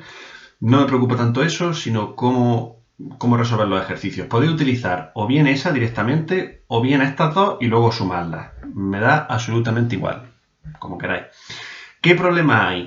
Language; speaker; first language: Spanish; native; Spanish